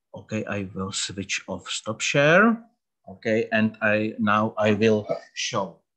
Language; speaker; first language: English; non-native, learner; Czech